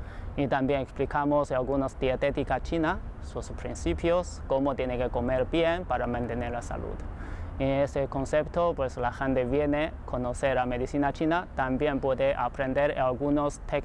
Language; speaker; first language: Spanish; non-native, fluent; Chinese